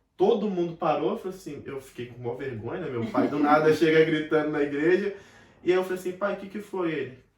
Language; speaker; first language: Portuguese; native; Portuguese